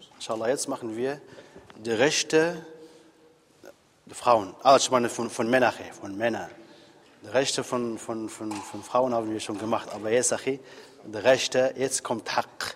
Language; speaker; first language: German; non-native, fluent; Arabic